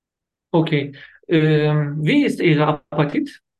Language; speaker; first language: German; non-native, learner; Turkish